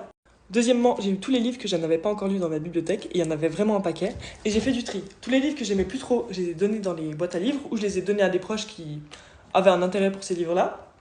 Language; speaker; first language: French; native; French